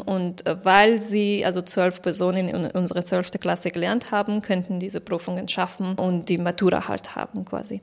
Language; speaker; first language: German; non-native, fluent; Persian